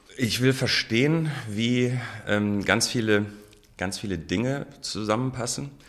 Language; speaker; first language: German; non-native, local second language; Arabic